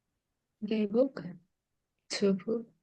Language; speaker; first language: English; non-native, learner; Vietnamese